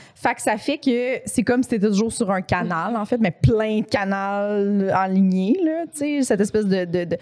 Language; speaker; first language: French; native; French